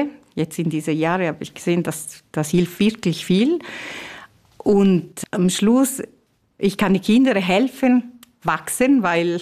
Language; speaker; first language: German; non-native, fluent; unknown